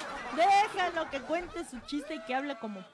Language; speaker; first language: Spanish; native; Spanish